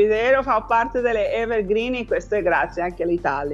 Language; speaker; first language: Italian; non-native, fluent; Spanish